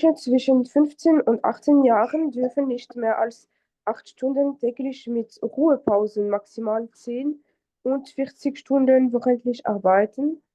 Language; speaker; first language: German; non-native, fluent; French